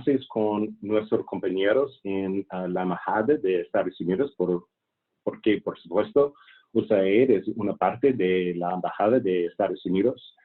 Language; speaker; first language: Spanish; non-native, fluent; English